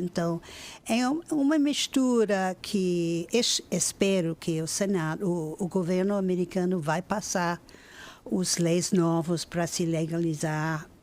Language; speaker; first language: Portuguese; non-native, fluent; English